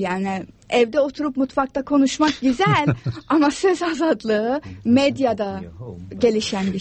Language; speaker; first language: Turkish; non-native, fluent; English